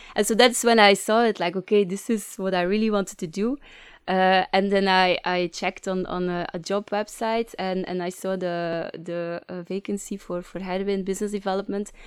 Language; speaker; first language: English; non-native, fluent; Dutch